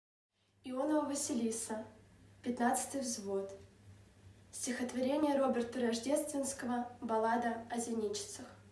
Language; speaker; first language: Russian; native; Russian